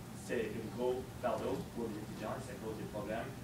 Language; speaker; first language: French; non-native, fluent; English